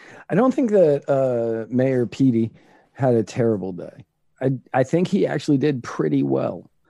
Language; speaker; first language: English; native; English